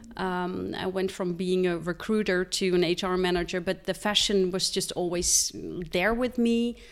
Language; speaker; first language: English; non-native, fluent; Dutch